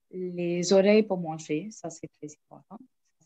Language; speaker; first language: French; non-native, learner; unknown